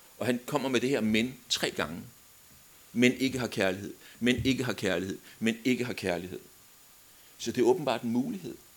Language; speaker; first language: Danish; native; Danish